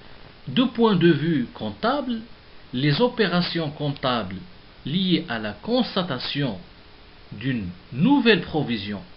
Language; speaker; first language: French; non-native, local second language; Arabic